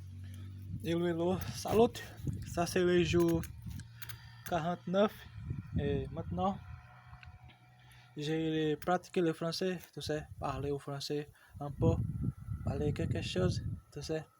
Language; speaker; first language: French; non-native, learner; Portuguese